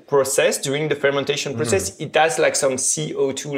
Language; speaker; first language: English; non-native, fluent; French